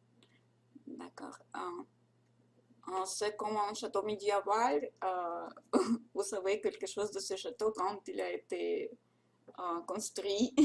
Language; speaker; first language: French; non-native, learner; Russian